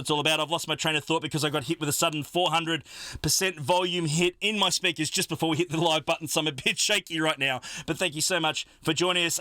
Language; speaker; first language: English; native; English